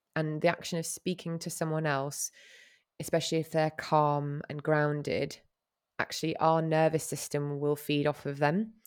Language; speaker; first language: English; native; English